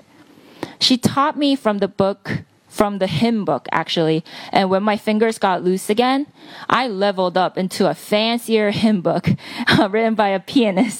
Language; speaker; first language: English; early bilingual, other home language; Korean